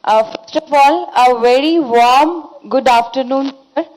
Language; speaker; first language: English; non-native, local second language; Punjabi